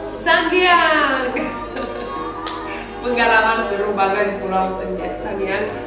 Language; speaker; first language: Indonesian; non-native, learner; Romanian